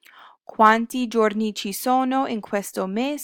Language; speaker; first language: Italian; non-native, fluent; English